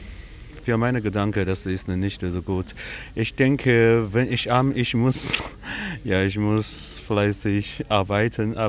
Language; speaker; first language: German; non-native, learner; Chinese